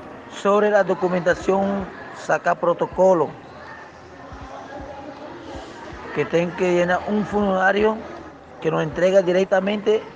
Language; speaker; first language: Spanish; non-native, local second language; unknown